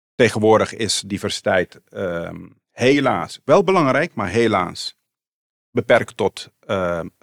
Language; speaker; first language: Dutch; non-native, local second language; Papiamento